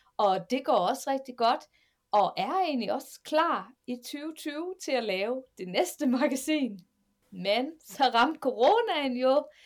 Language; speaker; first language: Danish; native; Danish